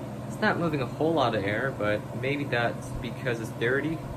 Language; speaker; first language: English; native; English